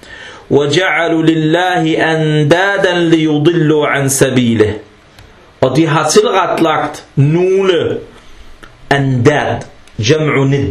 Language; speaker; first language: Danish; early bilingual, other home language; Arabic